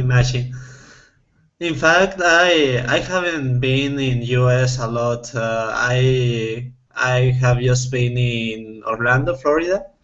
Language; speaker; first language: English; non-native, fluent; Spanish